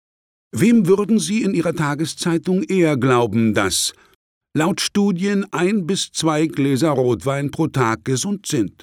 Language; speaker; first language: German; native; German